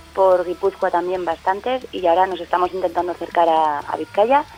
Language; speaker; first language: Spanish; native; Spanish